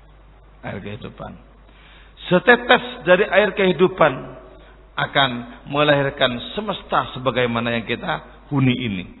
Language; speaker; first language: Indonesian; native; Indonesian